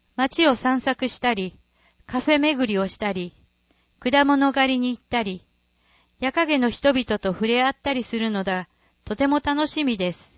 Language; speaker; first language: Japanese; native; Japanese